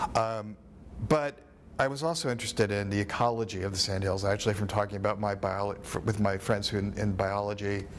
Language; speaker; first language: English; native; English